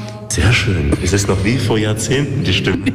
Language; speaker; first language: German; native; German